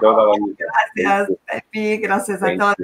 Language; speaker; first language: Spanish; non-native, learner; Italian